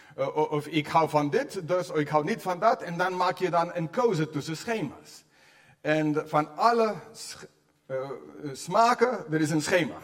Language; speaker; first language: Dutch; non-native, fluent; English